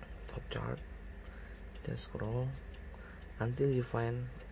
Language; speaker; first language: English; non-native, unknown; Indonesian